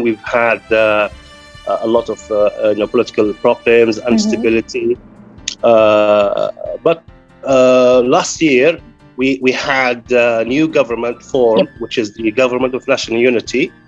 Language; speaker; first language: English; non-native, fluent; Arabic